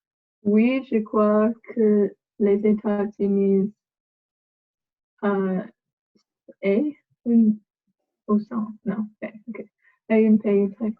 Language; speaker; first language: French; non-native, learner; English